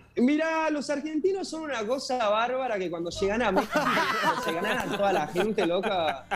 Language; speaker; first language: Spanish; native; Spanish